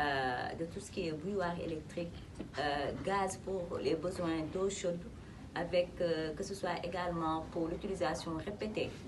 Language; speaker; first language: French; non-native, local second language; Wolof